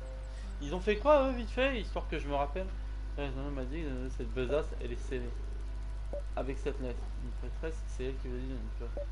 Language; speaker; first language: French; native; French